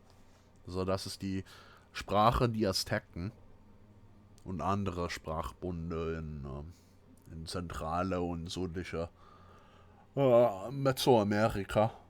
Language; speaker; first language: German; non-native, fluent; English